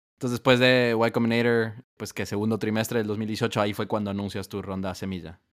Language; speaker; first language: Spanish; native; Spanish